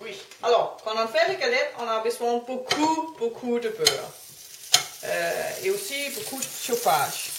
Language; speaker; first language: French; non-native, learner; Danish